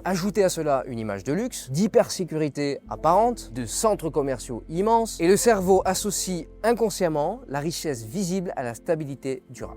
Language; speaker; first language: French; native; French